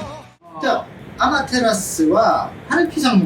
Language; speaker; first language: Japanese; non-native, learner; Korean